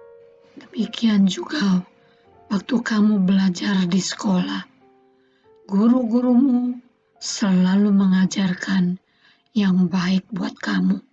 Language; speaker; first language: Indonesian; native; Indonesian